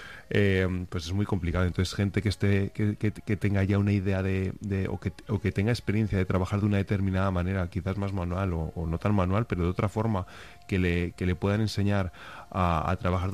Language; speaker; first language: Spanish; native; Spanish